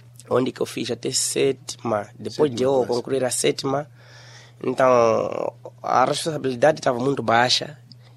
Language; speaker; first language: Portuguese; non-native, local second language; Shona